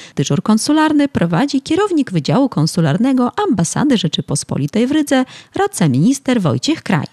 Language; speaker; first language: Polish; early bilingual, heritage; Polish